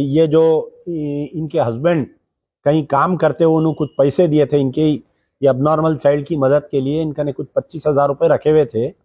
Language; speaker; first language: Hindi; non-native, local second language; Urdu